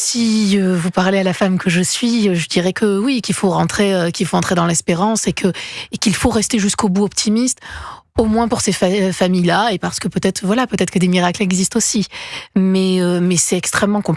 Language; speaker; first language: French; native; French